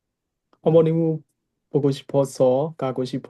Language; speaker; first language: Korean; non-native, learner; Burmese